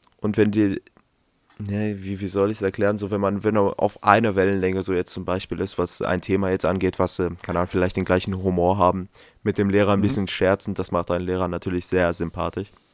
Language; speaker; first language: German; non-native, fluent; Romanian